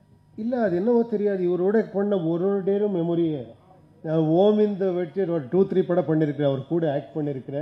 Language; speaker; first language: Tamil; non-native, local second language; Kannada